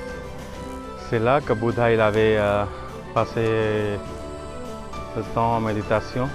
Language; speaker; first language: French; non-native, fluent; Hindi